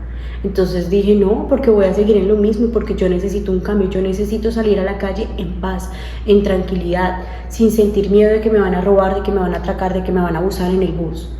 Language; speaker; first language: Spanish; native; Spanish